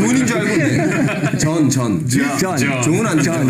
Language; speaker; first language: Korean; native; Korean